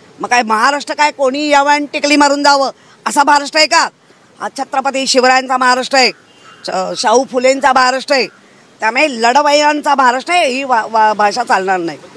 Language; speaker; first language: Marathi; native; Marathi